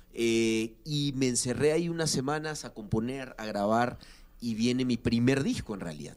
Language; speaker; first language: Spanish; native; Spanish